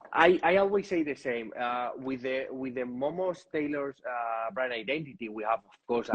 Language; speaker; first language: English; non-native, learner; Spanish